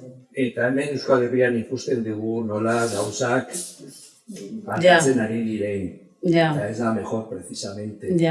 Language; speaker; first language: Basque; non-native, local second language; Spanish